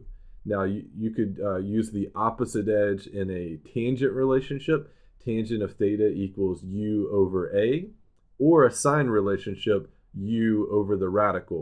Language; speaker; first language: English; native; English